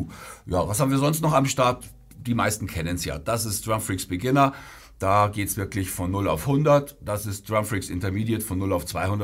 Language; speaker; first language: German; native; German